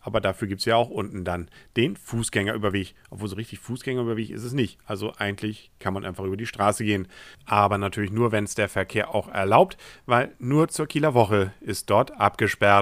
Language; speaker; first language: German; native; German